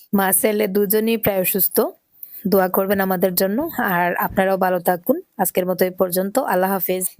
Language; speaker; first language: Bangla; non-native, local second language; Sylheti